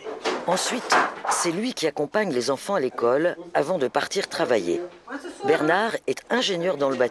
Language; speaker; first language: French; native; French